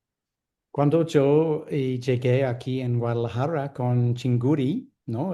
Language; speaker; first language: Spanish; non-native, fluent; English